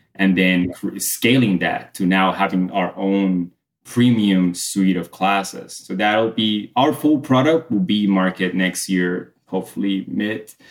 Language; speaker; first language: English; early bilingual, other home language; Spanish